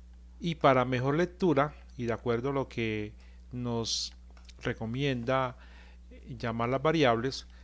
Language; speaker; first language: Spanish; native; Spanish